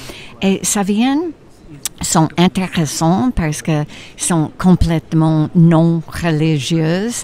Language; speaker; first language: French; non-native, fluent; English